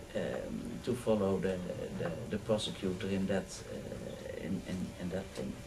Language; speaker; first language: English; non-native, fluent; Dutch